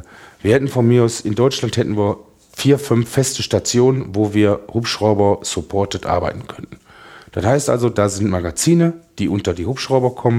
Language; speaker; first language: German; native; German